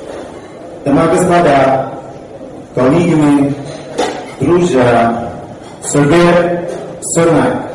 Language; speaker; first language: Russian; non-native, learner; English